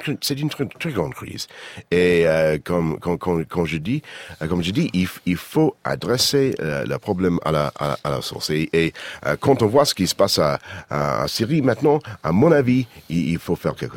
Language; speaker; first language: French; non-native, fluent; English